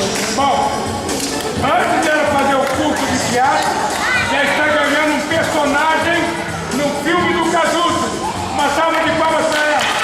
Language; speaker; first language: Portuguese; native; Portuguese